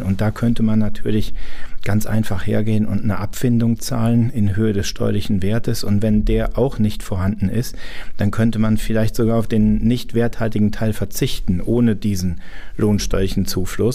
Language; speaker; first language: German; native; German